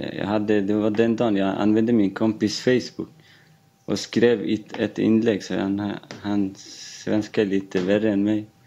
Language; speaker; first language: Swedish; non-native, fluent; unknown